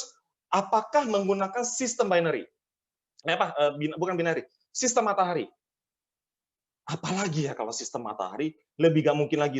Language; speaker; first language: Indonesian; native; Indonesian